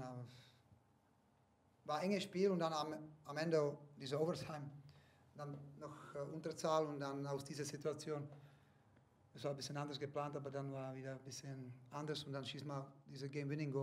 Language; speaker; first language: German; non-native, fluent; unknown